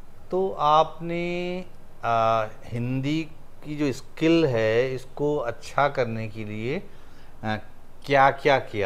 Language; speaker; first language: Hindi; native; Hindi